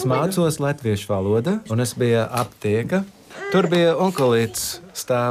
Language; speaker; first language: Latvian; non-native, learner; English